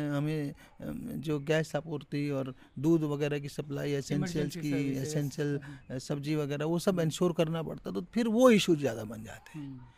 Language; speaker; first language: Hindi; native; Hindi